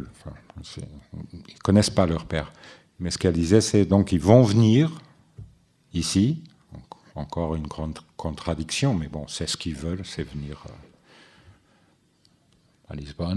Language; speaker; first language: French; non-native, fluent; Portuguese